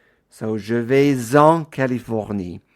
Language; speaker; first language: French; non-native, fluent; English